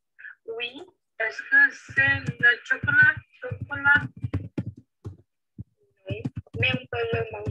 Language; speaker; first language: French; non-native, learner; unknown